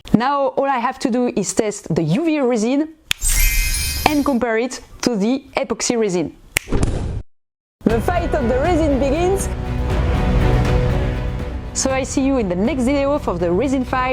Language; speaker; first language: English; non-native, fluent; French